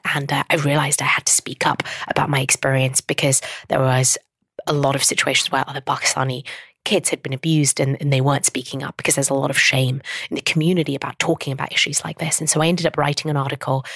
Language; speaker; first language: English; native; English